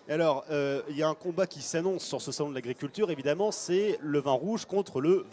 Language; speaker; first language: French; native; French